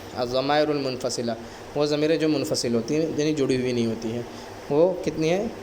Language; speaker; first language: Urdu; native; Urdu